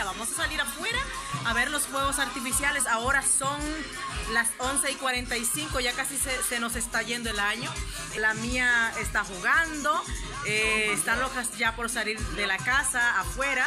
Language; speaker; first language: Spanish; native; Spanish